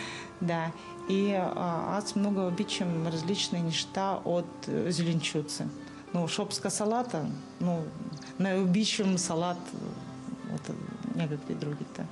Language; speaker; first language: Bulgarian; non-native, learner; Russian